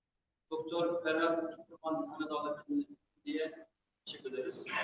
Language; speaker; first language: Turkish; non-native, fluent; Uyghur